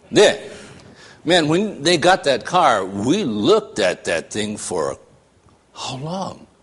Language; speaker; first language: English; native; English